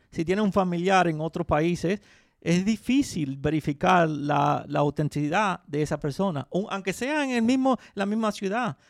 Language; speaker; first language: Spanish; early bilingual, heritage; Spanish